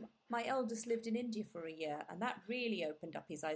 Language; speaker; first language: English; non-native, local second language; Gujarati